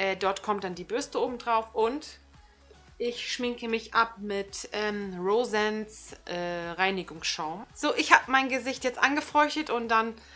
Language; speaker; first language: German; early bilingual, other home language; Turkish